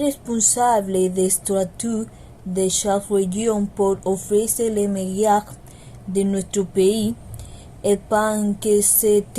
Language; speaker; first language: French; non-native, learner; Spanish